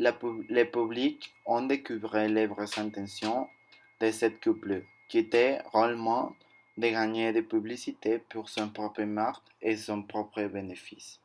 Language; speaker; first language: French; non-native, learner; Spanish